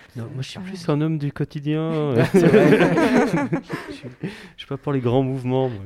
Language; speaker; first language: French; native; French